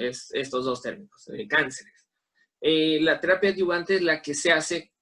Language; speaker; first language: Spanish; native; Spanish